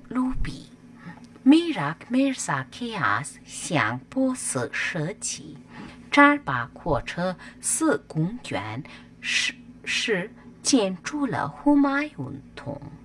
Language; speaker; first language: Chinese; non-native, learner; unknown